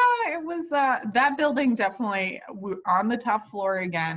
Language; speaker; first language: English; native; English